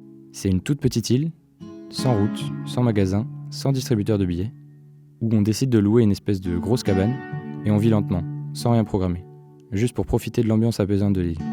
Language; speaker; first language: French; native; French